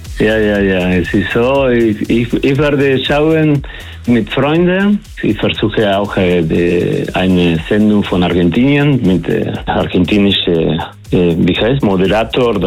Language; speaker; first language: German; non-native, learner; Spanish